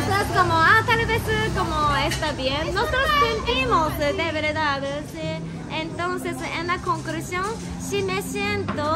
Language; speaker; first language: Spanish; non-native, learner; Japanese